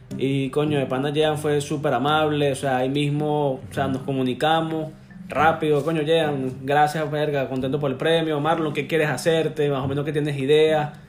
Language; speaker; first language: Spanish; native; Spanish